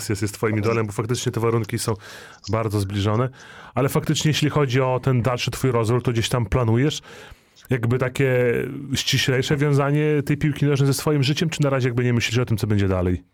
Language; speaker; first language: Polish; native; Polish